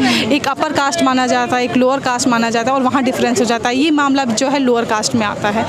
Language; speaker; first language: Hindi; native; Hindi